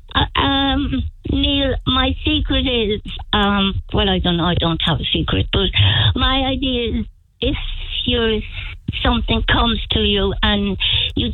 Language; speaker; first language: English; native; English